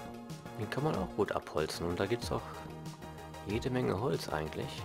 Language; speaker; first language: German; native; German